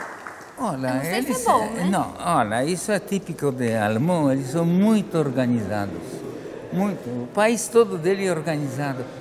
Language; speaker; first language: Portuguese; non-native, fluent; Polish